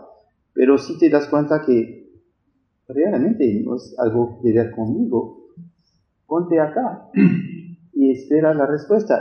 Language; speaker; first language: Spanish; non-native, fluent; French